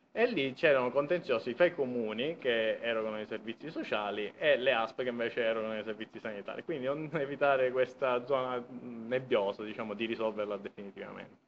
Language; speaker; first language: Italian; native; Italian